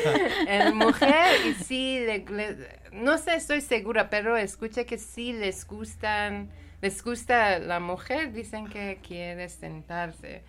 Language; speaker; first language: Spanish; non-native, learner; Persian